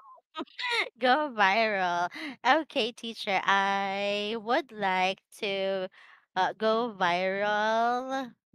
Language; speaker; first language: English; non-native, learner; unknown